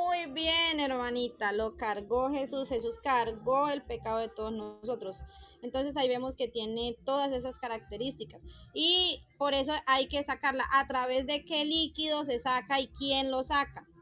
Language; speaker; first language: Spanish; native; Spanish